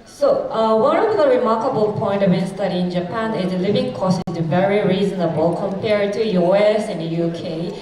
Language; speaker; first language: English; non-native, fluent; Japanese